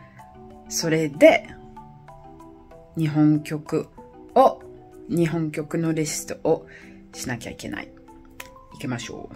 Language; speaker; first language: Japanese; non-native, learner; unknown